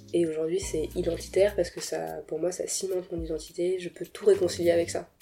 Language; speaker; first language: French; native; French